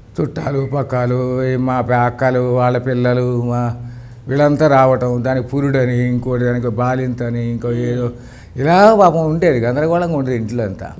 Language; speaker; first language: Telugu; native; Telugu